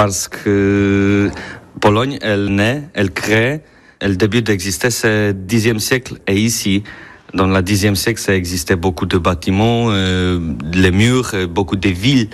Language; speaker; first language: French; non-native, learner; Polish